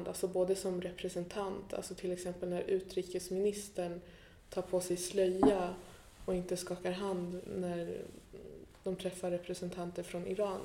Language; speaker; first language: Swedish; early bilingual, other home language; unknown